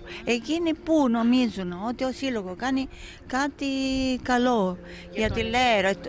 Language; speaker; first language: Greek; non-native, fluent; Italian